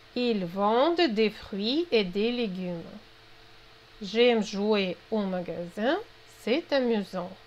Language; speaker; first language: French; non-native, fluent; Russian